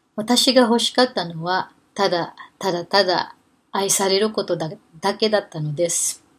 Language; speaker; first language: Japanese; non-native, fluent; Filipino